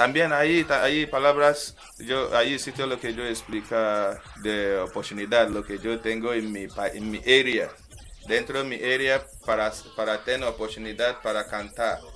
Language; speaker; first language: Spanish; non-native, learner; English